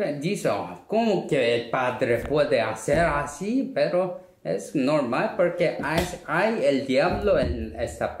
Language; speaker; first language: Spanish; non-native, learner; Korean